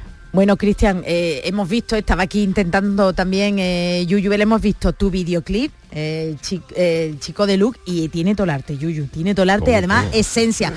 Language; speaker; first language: Spanish; native; Spanish